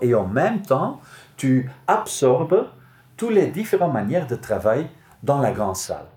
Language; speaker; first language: French; non-native, local second language; Dutch